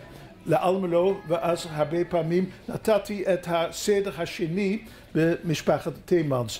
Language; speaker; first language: Hebrew; non-native, fluent; Dutch